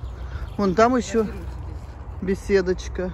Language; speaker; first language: Russian; native; Russian